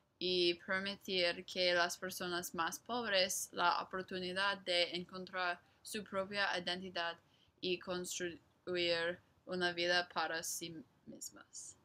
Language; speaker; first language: Spanish; non-native, learner; English